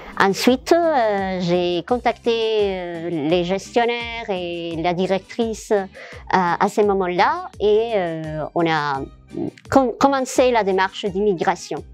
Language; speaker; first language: French; non-native, fluent; Spanish